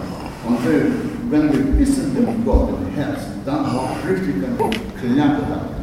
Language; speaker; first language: German; non-native, learner; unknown